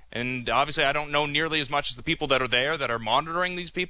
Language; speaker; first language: English; native; English